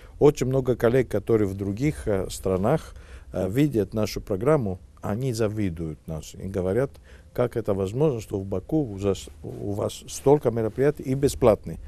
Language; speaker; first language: Russian; non-native, fluent; Greek